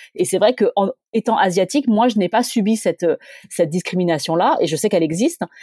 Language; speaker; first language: French; early bilingual, other home language; Chinese